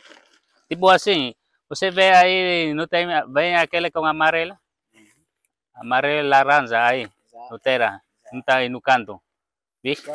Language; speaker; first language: Portuguese; non-native, learner; Vietnamese